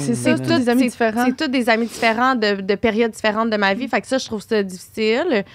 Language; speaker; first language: French; native; French